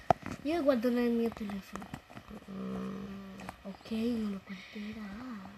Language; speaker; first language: Italian; early bilingual, other home language; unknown